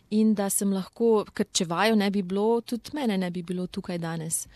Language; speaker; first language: Slovenian; native; Slovenian